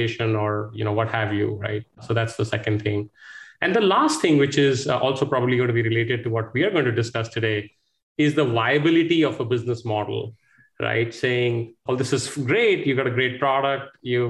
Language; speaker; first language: English; non-native, local second language; Hindi